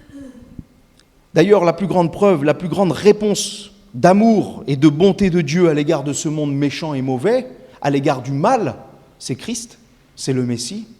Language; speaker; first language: French; native; French